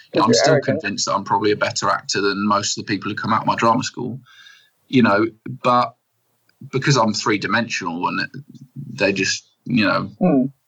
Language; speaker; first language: English; native; English